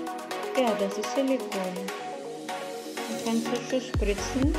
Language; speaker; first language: German; non-native, learner; Filipino